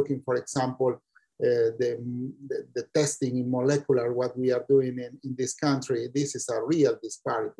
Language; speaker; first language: English; non-native, fluent; Spanish